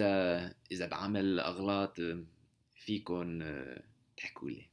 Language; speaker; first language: Arabic; non-native, learner; English